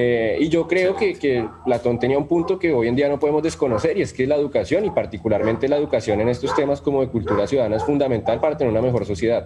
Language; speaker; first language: Spanish; native; Spanish